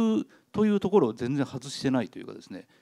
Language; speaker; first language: Japanese; native; Japanese